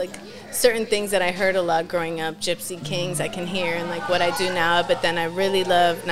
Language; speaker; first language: English; early bilingual, other home language; Spanish